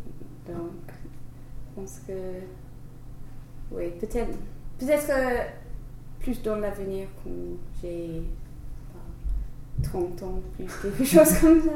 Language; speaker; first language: French; non-native, learner; English